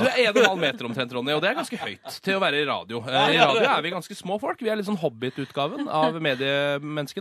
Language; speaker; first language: Norwegian; native; Norwegian